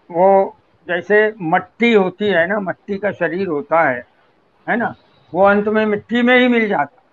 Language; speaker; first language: Hindi; native; Hindi